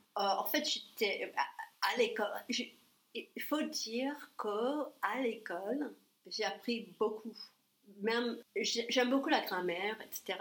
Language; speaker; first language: French; non-native, fluent; English